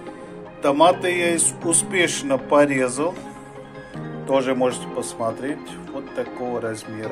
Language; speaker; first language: Russian; non-native, fluent; Hindi